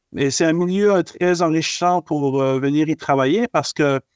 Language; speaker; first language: French; native; French